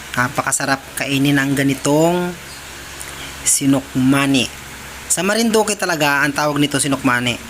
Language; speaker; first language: Filipino; native; Filipino